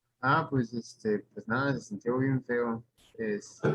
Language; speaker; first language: Spanish; native; Spanish